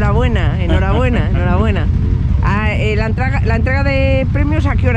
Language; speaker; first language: Spanish; native; Spanish